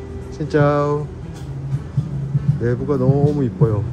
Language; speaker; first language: Korean; native; Korean